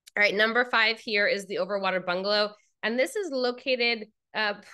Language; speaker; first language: English; native; English